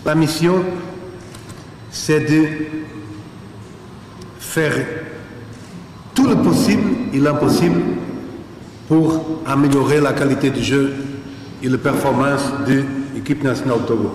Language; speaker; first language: French; non-native, fluent; Portuguese